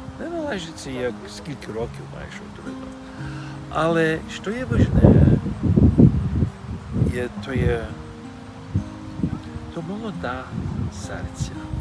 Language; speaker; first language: Ukrainian; non-native, learner; English